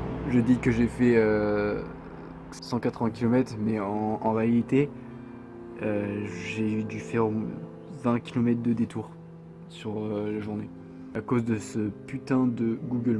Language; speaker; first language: French; native; French